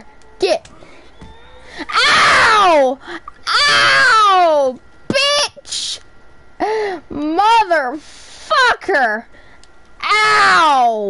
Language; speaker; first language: English; native; English